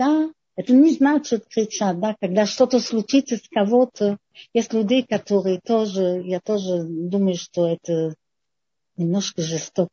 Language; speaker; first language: Russian; non-native, fluent; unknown